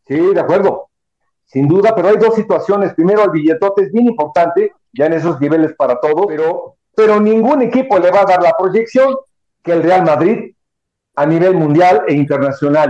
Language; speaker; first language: Spanish; native; Spanish